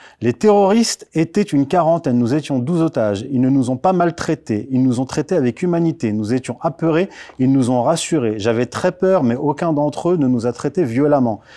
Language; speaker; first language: French; early bilingual, other home language; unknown